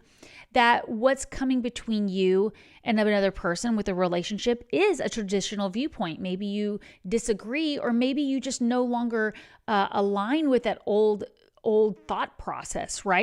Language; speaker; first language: English; native; English